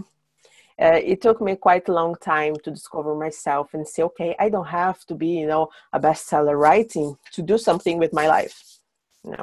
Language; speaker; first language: English; non-native, fluent; Portuguese